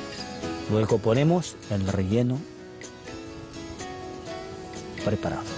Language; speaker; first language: Spanish; non-native, fluent; Chinese